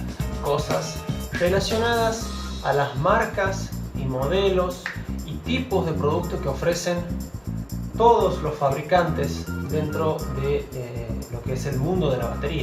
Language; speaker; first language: Spanish; native; Spanish